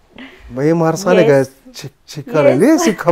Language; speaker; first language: Armenian; non-native, learner; Hindi